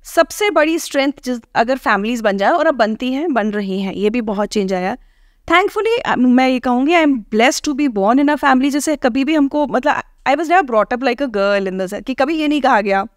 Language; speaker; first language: Hindi; native; Hindi